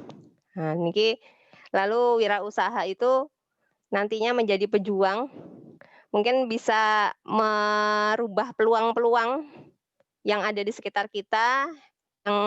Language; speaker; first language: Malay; non-native, local second language; Javanese